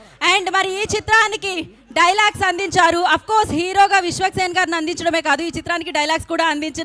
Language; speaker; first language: Telugu; native; Telugu